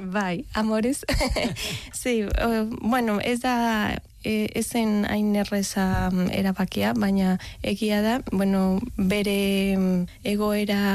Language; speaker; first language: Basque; non-native, learner; Spanish